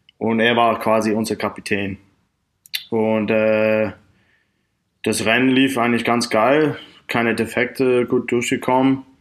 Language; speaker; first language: German; non-native, fluent; English